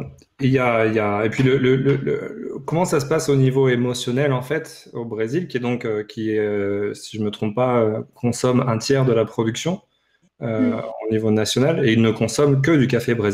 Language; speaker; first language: French; native; French